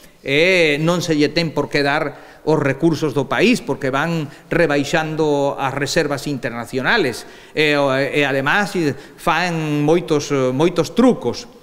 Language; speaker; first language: Galician; early bilingual, heritage; Galician